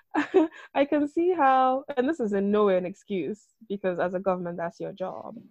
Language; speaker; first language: English; non-native, local second language; Akan